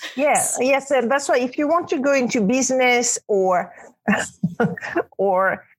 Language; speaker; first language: English; non-native, fluent; Arabic